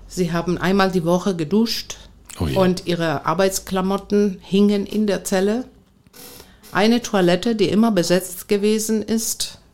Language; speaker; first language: German; non-native, fluent; Greek